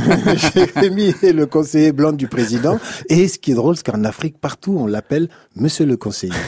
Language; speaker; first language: French; non-native, local second language; Hausa